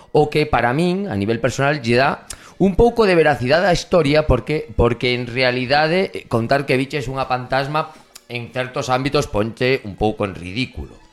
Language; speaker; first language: Galician; native; Galician